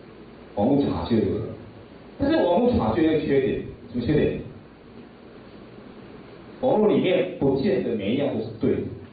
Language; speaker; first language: Chinese; native; Chinese